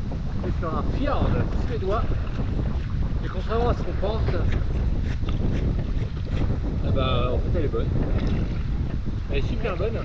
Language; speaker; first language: French; native; French